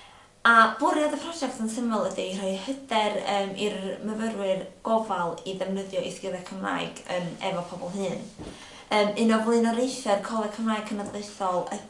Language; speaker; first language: Welsh; native; Welsh